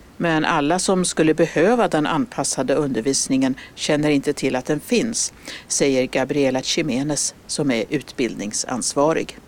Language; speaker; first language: Swedish; native; Swedish